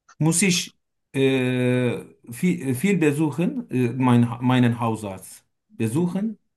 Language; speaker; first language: German; non-native, learner; Turkish